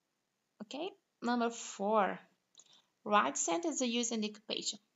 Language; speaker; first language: English; non-native, fluent; Portuguese